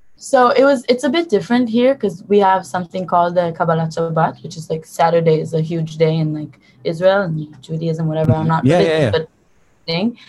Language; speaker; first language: English; early bilingual, other home language; Hebrew